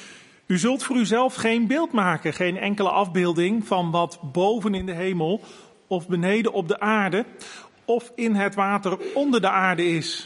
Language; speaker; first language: Dutch; native; Dutch